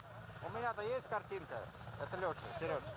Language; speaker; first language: Russian; native; Russian